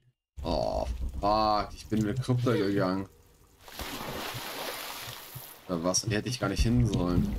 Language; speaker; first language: German; native; German